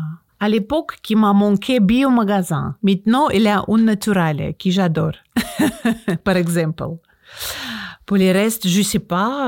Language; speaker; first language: French; non-native, learner; Russian